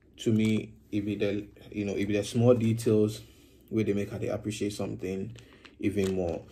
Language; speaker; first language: Nigerian Pidgin; non-native, local second language; Akan